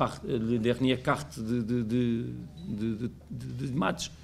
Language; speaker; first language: French; non-native, learner; Portuguese